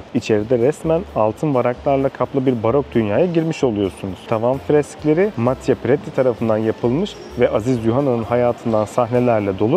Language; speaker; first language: Turkish; native; Turkish